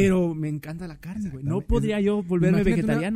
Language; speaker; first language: Spanish; native; Spanish